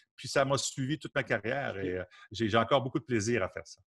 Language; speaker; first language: French; native; French